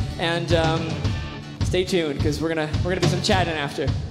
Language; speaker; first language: English; native; English